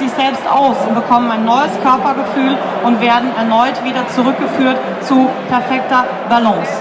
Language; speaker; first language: German; native; German